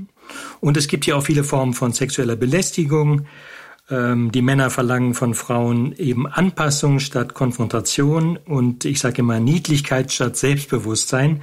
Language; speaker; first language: German; native; German